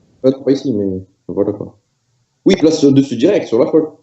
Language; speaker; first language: French; native; French